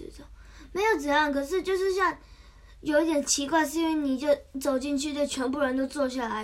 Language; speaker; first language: Chinese; early bilingual, heritage; Chinese